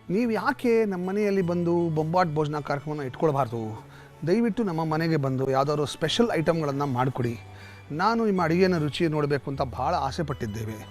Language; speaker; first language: Kannada; native; Kannada